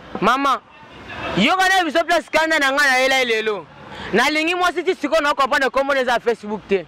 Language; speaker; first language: Lingala; native; Lingala